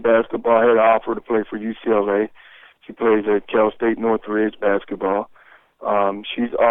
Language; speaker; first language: English; native; English